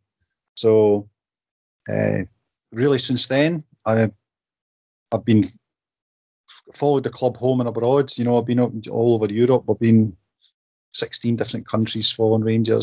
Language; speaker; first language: English; native; English